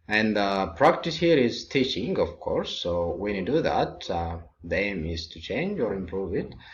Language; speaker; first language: English; non-native, local second language; Amharic